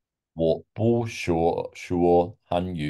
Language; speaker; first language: Chinese; non-native, learner; English